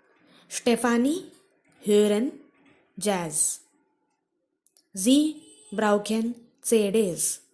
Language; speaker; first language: German; non-native, fluent; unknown